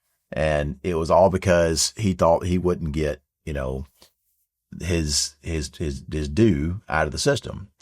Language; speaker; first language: English; native; English